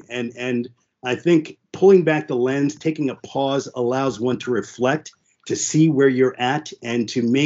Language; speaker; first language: English; early bilingual, other home language; French